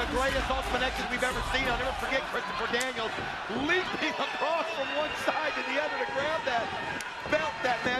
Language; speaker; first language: English; native; English